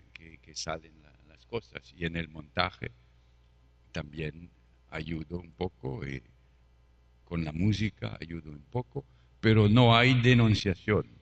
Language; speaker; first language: Spanish; non-native, fluent; French